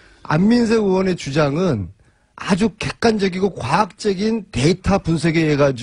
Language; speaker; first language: Korean; native; Korean